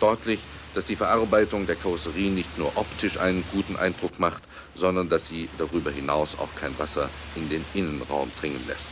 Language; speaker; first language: German; native; German